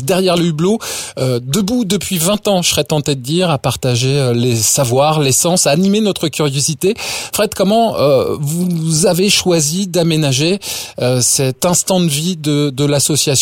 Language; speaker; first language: French; native; French